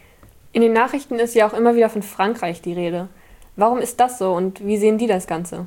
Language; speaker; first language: German; native; German